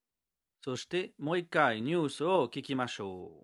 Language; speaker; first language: Japanese; non-native, learner; French